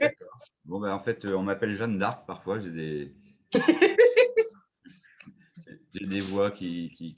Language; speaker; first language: French; native; French